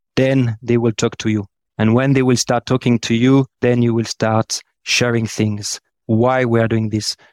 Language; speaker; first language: English; non-native, fluent; French